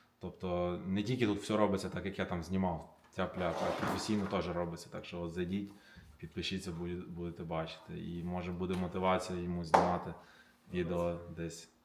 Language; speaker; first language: Ukrainian; non-native, local second language; Russian